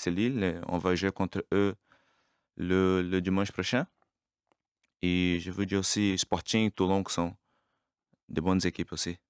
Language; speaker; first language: French; non-native, learner; Portuguese